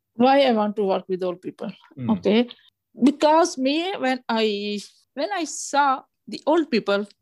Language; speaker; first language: English; non-native, local second language; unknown